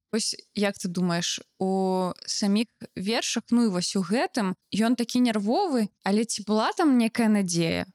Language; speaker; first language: Belarusian; non-native, local second language; Russian